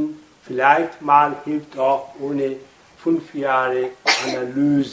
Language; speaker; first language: German; non-native, fluent; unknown